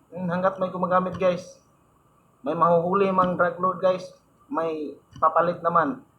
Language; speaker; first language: Filipino; non-native, local second language; Cebuano